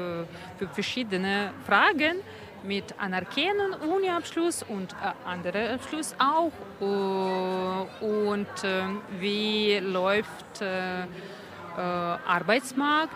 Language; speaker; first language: German; non-native, learner; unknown